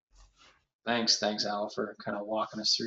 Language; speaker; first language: English; native; English